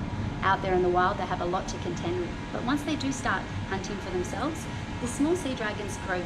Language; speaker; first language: English; native; English